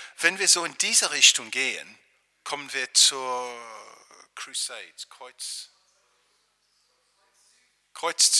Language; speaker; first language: German; non-native, fluent; English